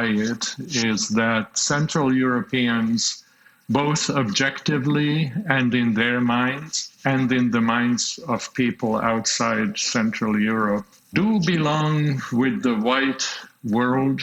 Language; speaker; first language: English; non-native, fluent; Slovak